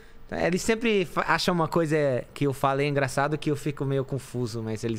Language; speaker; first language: Portuguese; non-native, fluent; English